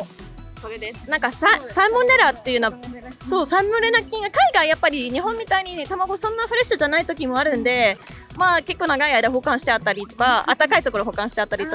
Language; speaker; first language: Japanese; non-native, fluent; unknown